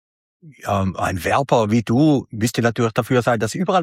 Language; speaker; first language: German; native; German